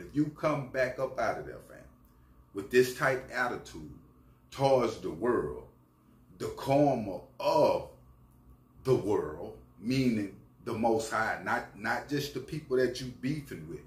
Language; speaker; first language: English; native; English